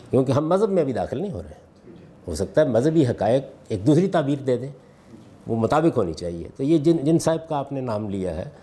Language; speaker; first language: Urdu; non-native, local second language; Punjabi